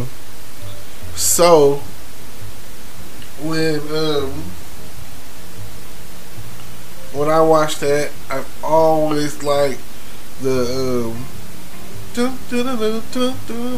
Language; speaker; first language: English; native; English